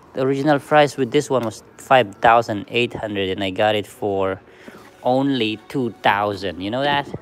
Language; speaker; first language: English; non-native, local second language; Filipino